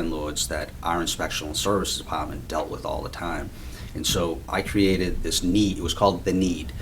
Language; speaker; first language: English; native; English